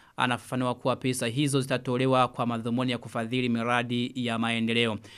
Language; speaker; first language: Swahili; non-native, local second language; Rundi